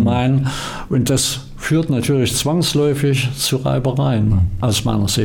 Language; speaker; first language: German; native; German